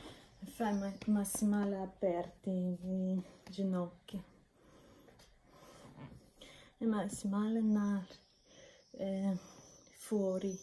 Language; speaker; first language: Italian; non-native, learner; Russian